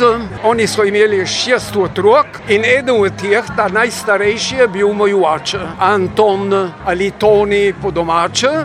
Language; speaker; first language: Slovenian; early bilingual, heritage; Slovenian